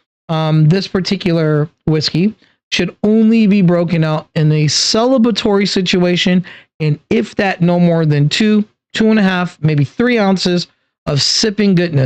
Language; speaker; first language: English; native; English